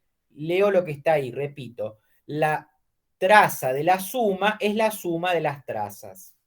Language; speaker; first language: Spanish; native; Spanish